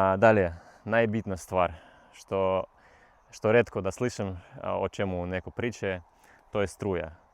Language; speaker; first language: Bosnian; non-native, learner; Russian